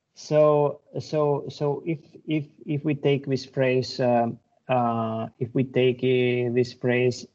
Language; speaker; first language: English; non-native, fluent; Lithuanian